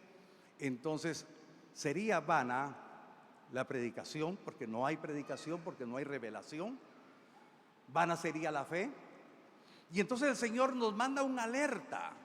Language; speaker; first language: Spanish; native; Spanish